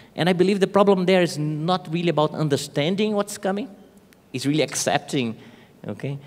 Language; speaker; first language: English; non-native, fluent; Portuguese